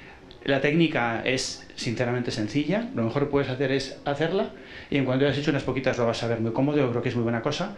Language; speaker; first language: Spanish; native; Spanish